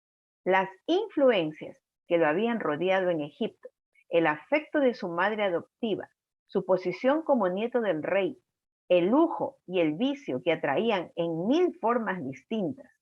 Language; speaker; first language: Spanish; native; Spanish